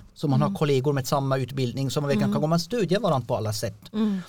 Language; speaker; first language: Swedish; non-native, fluent; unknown